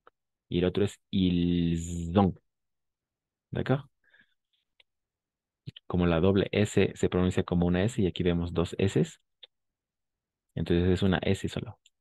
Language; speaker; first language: French; non-native, fluent; Spanish